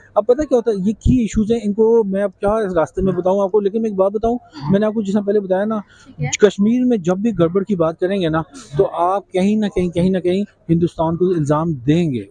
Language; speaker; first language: Urdu; non-native, local second language; Kashmiri